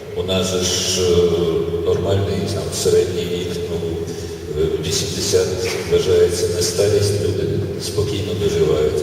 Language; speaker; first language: Ukrainian; non-native, local second language; Russian